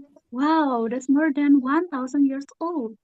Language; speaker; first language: English; non-native, learner; Indonesian